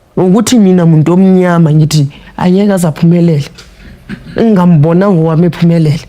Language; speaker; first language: Zulu; non-native, local second language; Tsonga